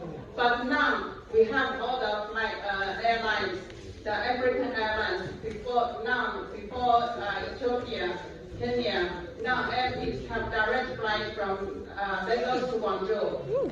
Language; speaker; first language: English; non-native, learner; Chinese